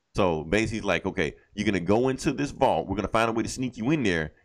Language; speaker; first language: English; native; English